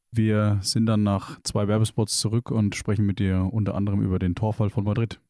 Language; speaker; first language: German; native; German